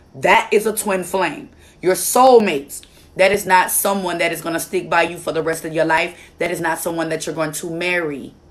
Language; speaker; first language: English; native; English